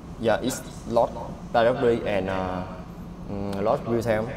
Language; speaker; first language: English; non-native, learner; Vietnamese